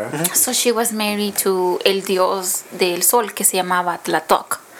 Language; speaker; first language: English; non-native, fluent; Spanish